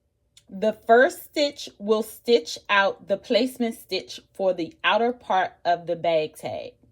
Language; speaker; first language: English; native; English